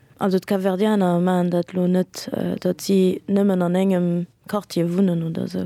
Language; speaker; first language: Luxembourgish; early bilingual, other home language; Kabuverdianu